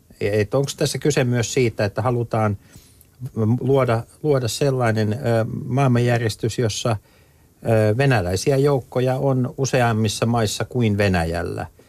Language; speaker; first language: Finnish; native; Finnish